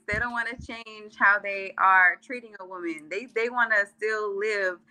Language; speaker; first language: English; early bilingual, other home language; Arabic